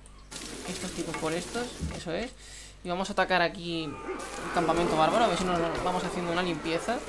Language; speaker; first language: Spanish; native; Spanish